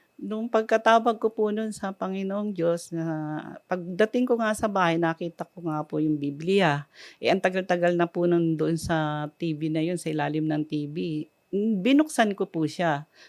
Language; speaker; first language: Filipino; native; Filipino